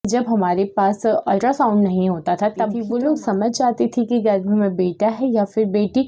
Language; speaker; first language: Hindi; native; Hindi